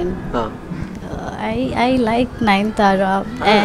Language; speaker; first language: Tamil; early bilingual, heritage; Tamil